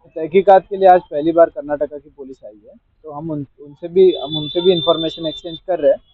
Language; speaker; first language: Hindi; non-native, local second language; Marathi